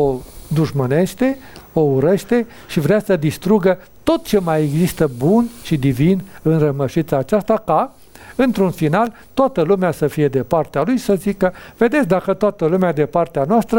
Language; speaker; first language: Romanian; native; Romanian